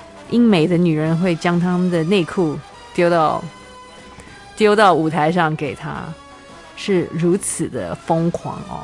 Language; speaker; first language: Chinese; native; Chinese